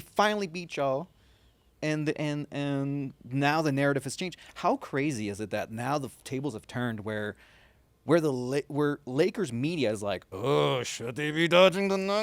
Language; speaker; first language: English; native; English